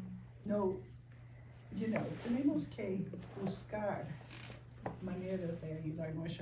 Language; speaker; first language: Spanish; early bilingual, heritage; Spanish